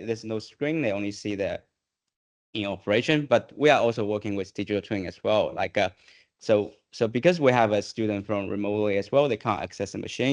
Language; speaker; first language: English; non-native, fluent; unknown